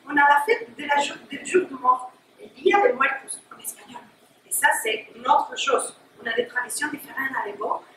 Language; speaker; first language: French; non-native, fluent; Spanish